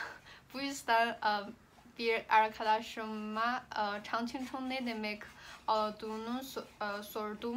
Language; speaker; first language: Turkish; non-native, learner; Chinese